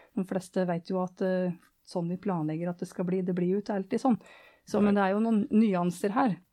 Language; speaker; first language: Norwegian; native; Norwegian